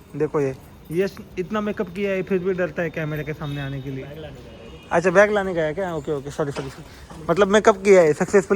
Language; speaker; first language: Hindi; non-native, local second language; Marathi